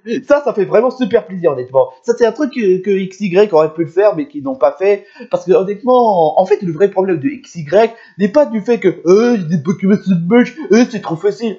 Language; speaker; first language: French; native; French